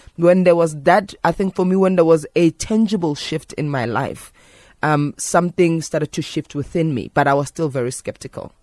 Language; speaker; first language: English; non-native, local second language; Zulu